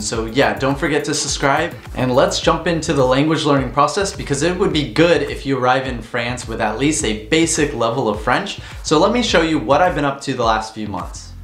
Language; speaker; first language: English; native; English